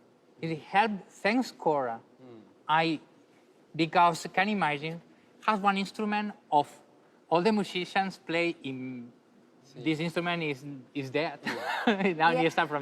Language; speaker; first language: English; non-native, learner; Spanish